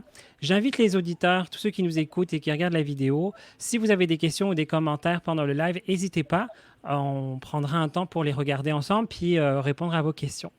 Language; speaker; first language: French; native; French